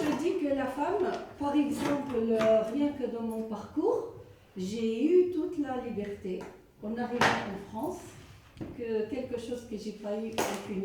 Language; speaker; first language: French; early bilingual, other home language; Arabic